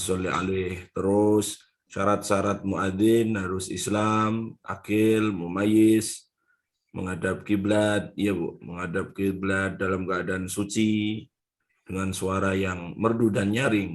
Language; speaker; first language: Indonesian; native; Indonesian